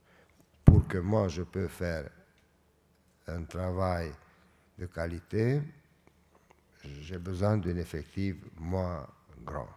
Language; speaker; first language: French; non-native, fluent; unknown